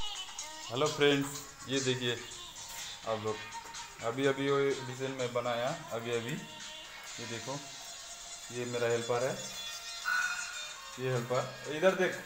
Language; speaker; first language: Hindi; non-native, local second language; Malayalam